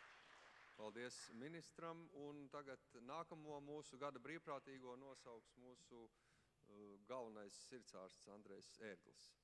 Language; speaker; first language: Latvian; native; Latvian